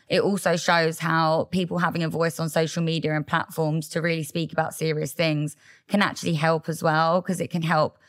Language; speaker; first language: English; native; English